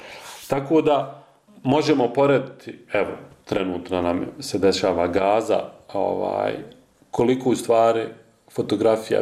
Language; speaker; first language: Croatian; native; Croatian